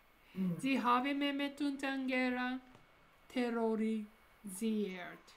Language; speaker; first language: German; non-native, learner; Japanese